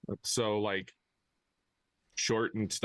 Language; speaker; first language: English; native; English